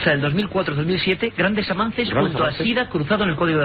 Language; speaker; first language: Spanish; native; Spanish